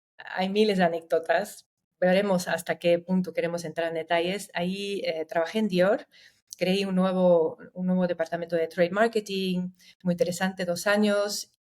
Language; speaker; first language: Spanish; non-native, fluent; German